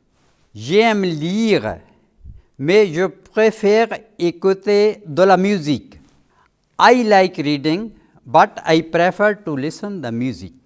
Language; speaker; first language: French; non-native, fluent; Urdu